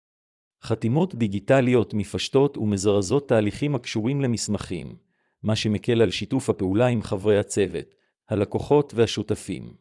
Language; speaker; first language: Hebrew; native; Hebrew